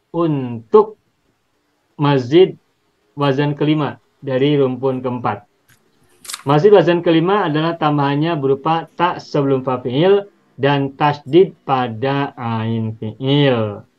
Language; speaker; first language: Indonesian; native; Indonesian